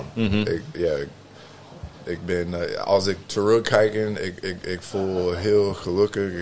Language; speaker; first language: Dutch; non-native, learner; English